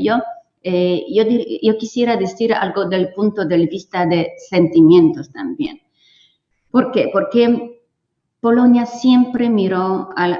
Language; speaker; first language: Spanish; non-native, fluent; Polish